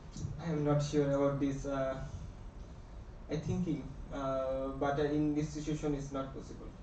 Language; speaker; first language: English; non-native, learner; Bangla